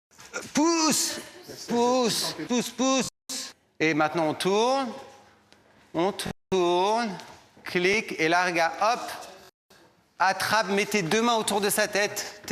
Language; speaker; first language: French; native; French